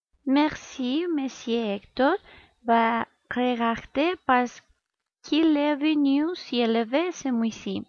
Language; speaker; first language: French; non-native, learner; Spanish